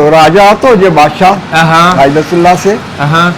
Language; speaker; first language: Gujarati; early bilingual, heritage; Gujarati